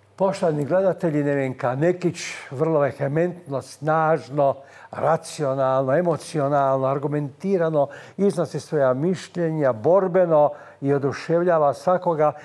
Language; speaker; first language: Croatian; native; Croatian